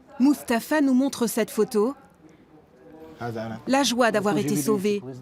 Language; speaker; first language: French; native; French